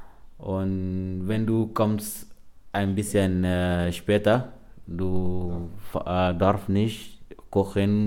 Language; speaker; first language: German; non-native, learner; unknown